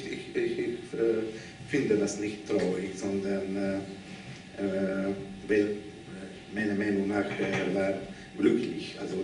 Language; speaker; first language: German; non-native, learner; Hungarian